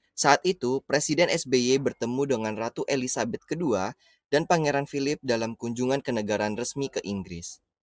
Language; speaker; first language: Indonesian; native; Indonesian